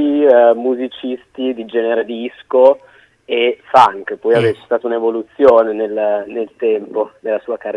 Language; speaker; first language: Italian; native; Italian